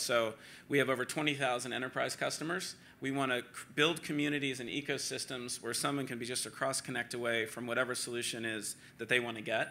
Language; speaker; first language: English; native; English